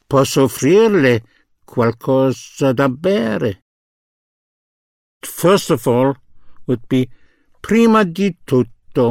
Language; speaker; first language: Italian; non-native, fluent; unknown